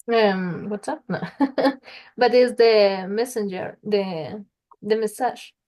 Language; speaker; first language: English; non-native, learner; Spanish